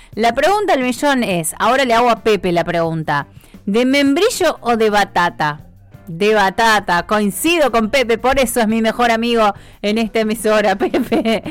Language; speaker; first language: Spanish; native; Spanish